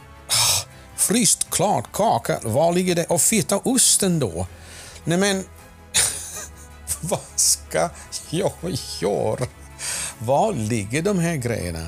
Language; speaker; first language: Swedish; non-native, fluent; Afrikaans